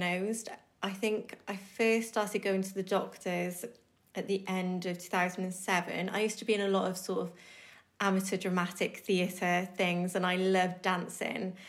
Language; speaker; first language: English; native; English